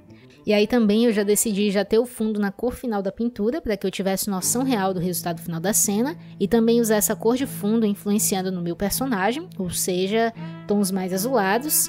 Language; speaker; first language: Portuguese; native; Portuguese